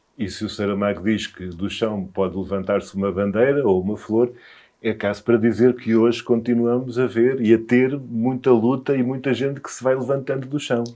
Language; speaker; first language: Portuguese; native; Portuguese